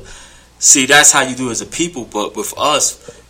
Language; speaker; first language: English; native; English